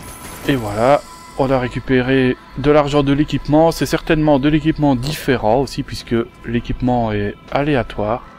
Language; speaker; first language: French; native; French